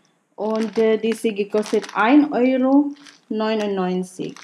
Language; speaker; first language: German; non-native, learner; Filipino